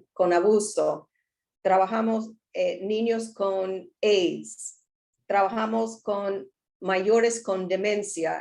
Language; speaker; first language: Spanish; non-native, learner; English